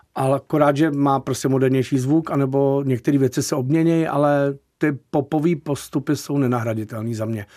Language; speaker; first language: Czech; native; Czech